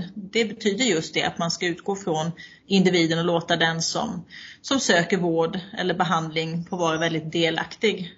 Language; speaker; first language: Swedish; native; Swedish